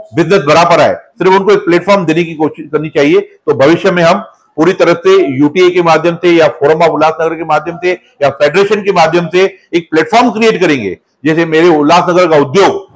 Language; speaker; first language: Hindi; non-native, local second language; Sindhi